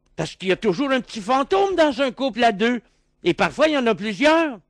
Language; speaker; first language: French; native; French